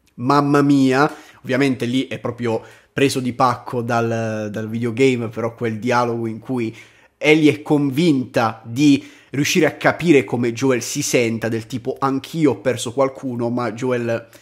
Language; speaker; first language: Italian; native; Italian